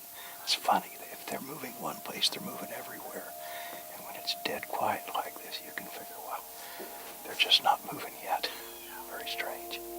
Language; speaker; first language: English; native; English